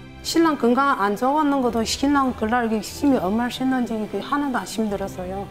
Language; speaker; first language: Korean; non-native, learner; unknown